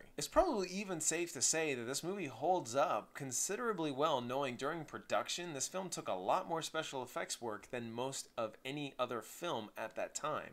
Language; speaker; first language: English; native; English